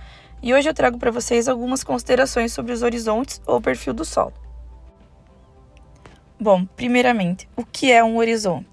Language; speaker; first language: Portuguese; native; Portuguese